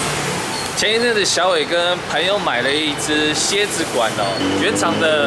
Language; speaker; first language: Chinese; native; Chinese